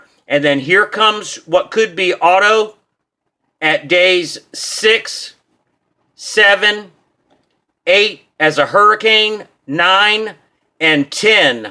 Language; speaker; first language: English; native; English